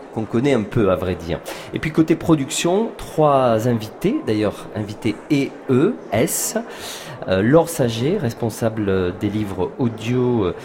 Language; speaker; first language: French; native; French